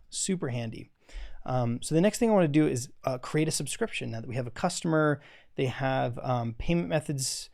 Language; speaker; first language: English; native; English